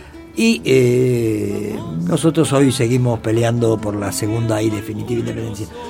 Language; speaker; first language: Spanish; native; Spanish